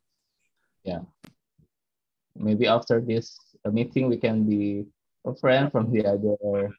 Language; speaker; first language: English; non-native, learner; Indonesian